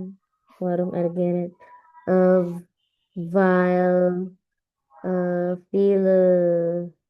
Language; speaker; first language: German; non-native, learner; Indonesian